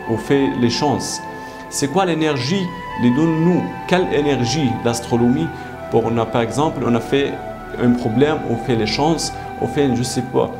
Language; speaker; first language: French; non-native, learner; Arabic